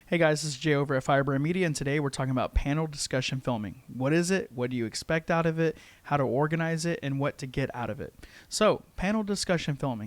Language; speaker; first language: English; native; English